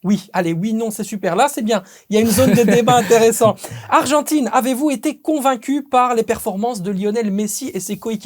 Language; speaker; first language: French; native; French